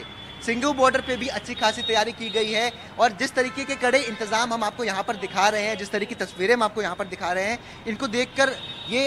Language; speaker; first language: Hindi; native; Hindi